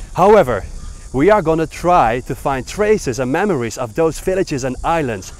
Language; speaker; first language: English; non-native, fluent; Dutch